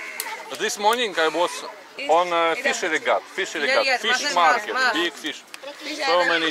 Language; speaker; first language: English; non-native, learner; Russian